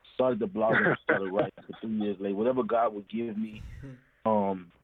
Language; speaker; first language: English; native; English